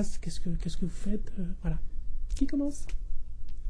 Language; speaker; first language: French; native; French